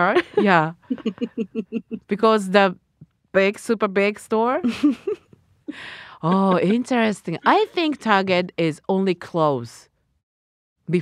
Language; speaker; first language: English; non-native, learner; Japanese